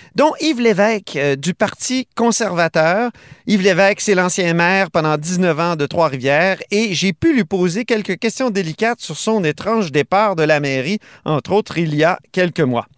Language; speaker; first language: French; native; French